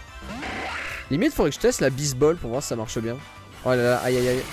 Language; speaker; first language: French; native; French